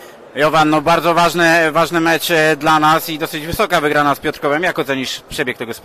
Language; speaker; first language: Polish; native; Polish